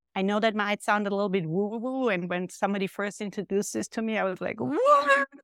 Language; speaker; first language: English; non-native, fluent; German